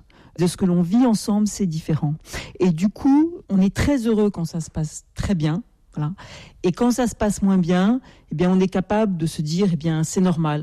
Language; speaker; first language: French; native; French